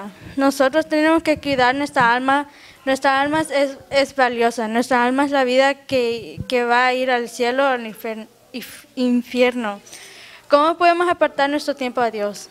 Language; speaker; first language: Spanish; early bilingual, other home language; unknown